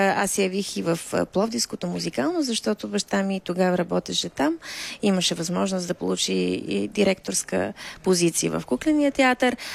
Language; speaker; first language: Bulgarian; native; Bulgarian